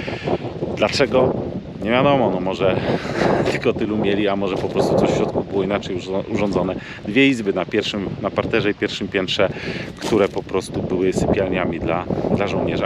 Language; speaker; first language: Polish; native; Polish